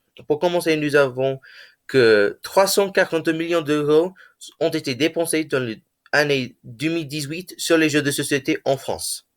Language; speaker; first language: French; non-native, learner; English